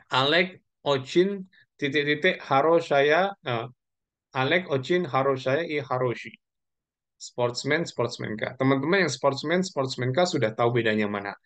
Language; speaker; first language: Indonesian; non-native, local second language; Javanese